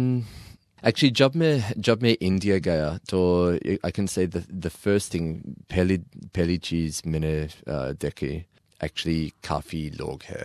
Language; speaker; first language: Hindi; non-native, learner; English